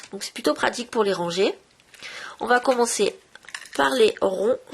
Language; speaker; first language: French; native; French